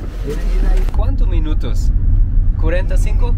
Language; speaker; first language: Spanish; non-native, learner; German